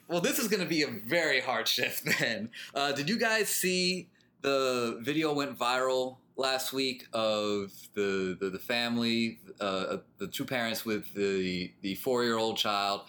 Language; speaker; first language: English; early bilingual, other home language; Spanish